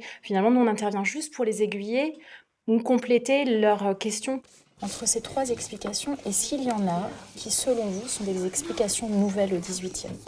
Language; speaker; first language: French; native; French